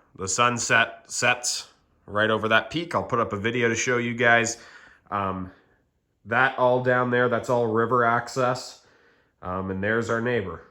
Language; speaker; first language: English; native; English